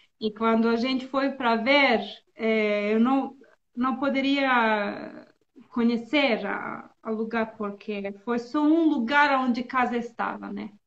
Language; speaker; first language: Portuguese; non-native, learner; Bosnian